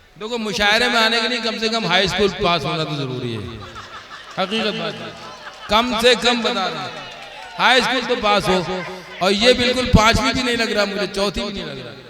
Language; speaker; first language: Hindi; native; Hindi